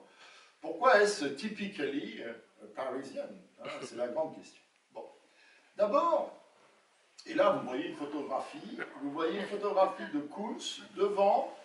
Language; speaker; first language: French; native; French